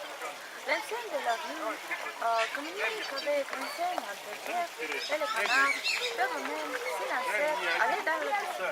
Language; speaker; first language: French; non-native, learner; Russian